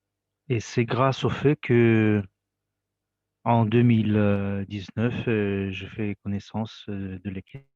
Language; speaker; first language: French; non-native, fluent; Russian